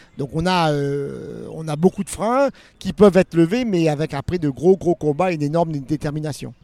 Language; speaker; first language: French; native; French